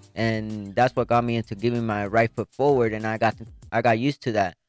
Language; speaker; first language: English; early bilingual, other home language; Spanish